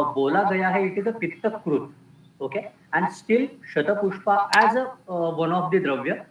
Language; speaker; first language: Hindi; non-native, local second language; Marathi